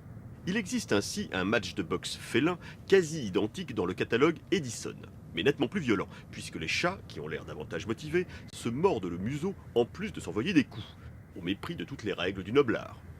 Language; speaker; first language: French; native; French